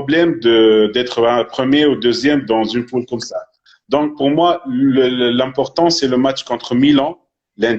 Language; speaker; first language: French; non-native, fluent; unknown